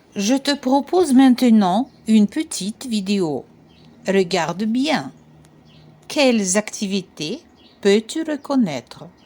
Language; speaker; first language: French; non-native, fluent; Ukrainian